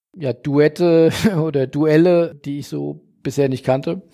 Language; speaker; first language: German; native; German